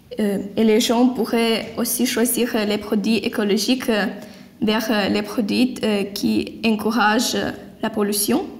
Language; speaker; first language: French; non-native, learner; Lithuanian